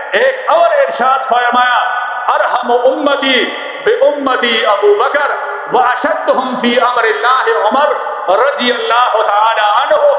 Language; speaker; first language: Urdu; non-native, local second language; Pashto